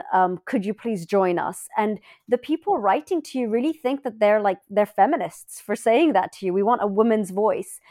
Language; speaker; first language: English; native; English